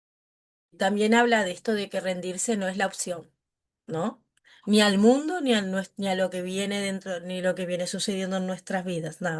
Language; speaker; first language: Spanish; native; Spanish